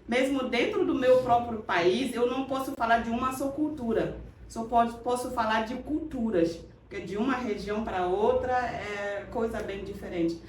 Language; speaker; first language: Portuguese; non-native, fluent; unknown